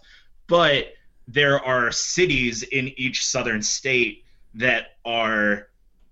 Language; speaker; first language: English; native; English